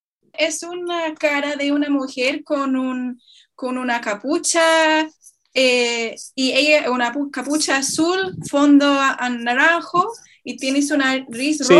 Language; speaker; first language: Spanish; non-native, fluent; English